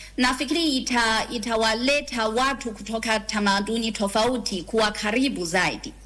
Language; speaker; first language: Swahili; non-native, fluent; Chinese